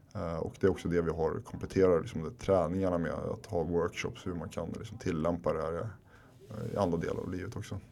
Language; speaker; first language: Swedish; early bilingual, other home language; Finnish